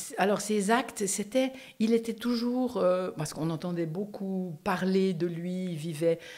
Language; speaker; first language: French; native; French